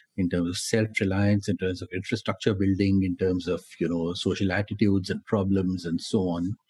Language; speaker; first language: English; non-native, local second language; Hindi